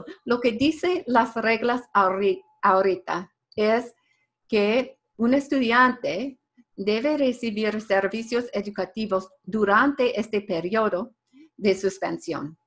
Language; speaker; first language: Spanish; non-native, fluent; English